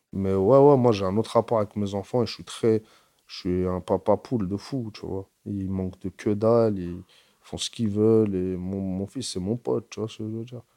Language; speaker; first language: French; early bilingual, other home language; Arabic